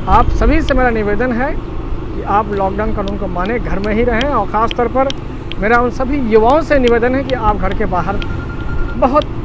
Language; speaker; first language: Hindi; native; Hindi